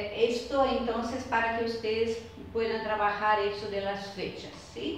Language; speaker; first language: Spanish; non-native, fluent; Portuguese